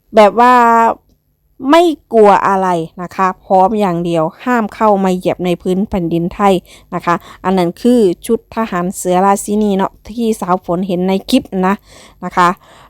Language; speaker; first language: Thai; non-native, local second language; Northeastern Thai